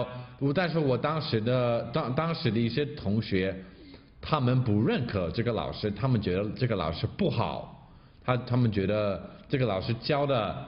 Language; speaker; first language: Chinese; non-native, fluent; English